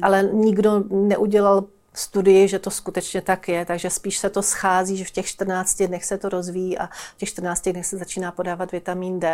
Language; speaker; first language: Czech; native; Czech